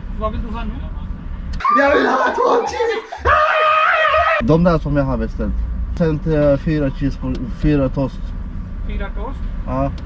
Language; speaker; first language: Swedish; non-native, learner; Turkish